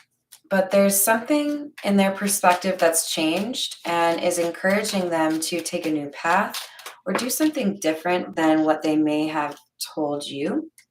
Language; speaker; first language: English; native; English